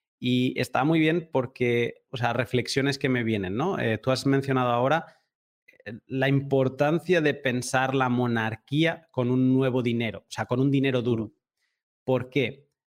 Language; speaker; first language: Spanish; native; Spanish